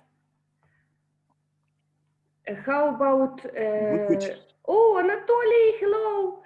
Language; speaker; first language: English; non-native, learner; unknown